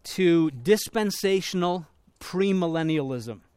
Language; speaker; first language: English; native; English